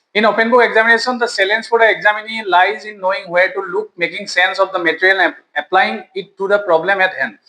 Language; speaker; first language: English; non-native, local second language; Assamese